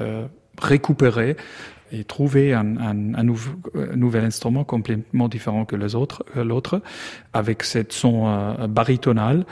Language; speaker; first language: French; non-native, learner; German